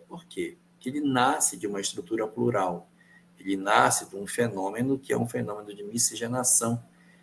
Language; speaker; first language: Portuguese; native; Portuguese